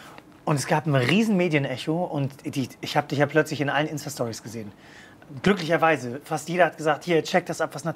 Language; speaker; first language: German; native; German